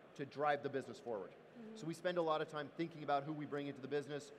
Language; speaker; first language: English; native; English